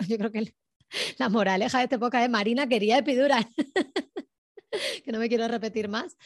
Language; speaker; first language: Spanish; native; Spanish